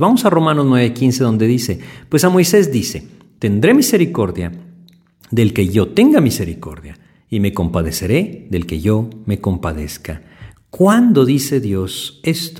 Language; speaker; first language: Spanish; native; Spanish